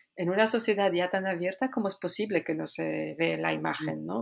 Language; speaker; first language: Spanish; non-native, fluent; Polish